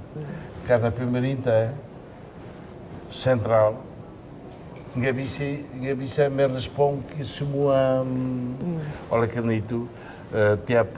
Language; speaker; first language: Indonesian; non-native, fluent; Tetum